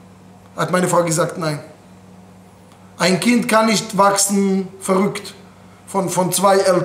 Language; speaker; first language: German; non-native, fluent; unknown